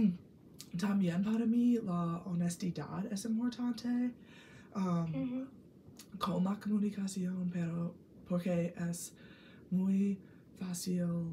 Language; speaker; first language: Spanish; non-native, learner; English